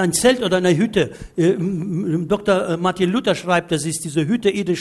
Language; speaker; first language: German; non-native, fluent; Russian